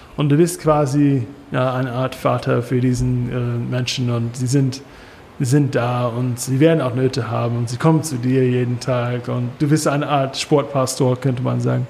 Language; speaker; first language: German; non-native, learner; English